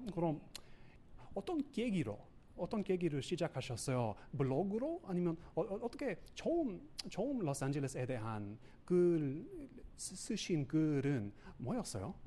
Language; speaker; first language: Korean; non-native, learner; English